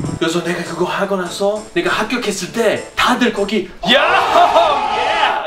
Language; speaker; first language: Korean; non-native, fluent; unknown